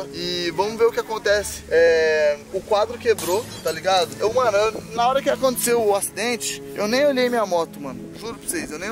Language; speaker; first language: Portuguese; native; Portuguese